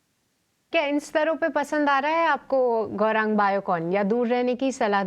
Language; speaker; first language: Hindi; native; Hindi